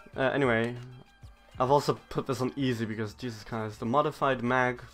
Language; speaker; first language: English; native; English